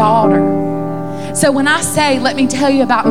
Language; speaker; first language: English; native; English